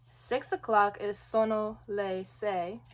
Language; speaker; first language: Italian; non-native, learner; English